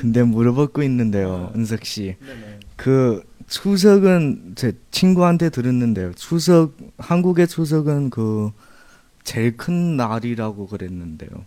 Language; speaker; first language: Korean; early bilingual, heritage; Korean